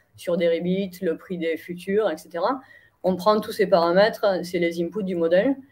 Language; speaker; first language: French; native; French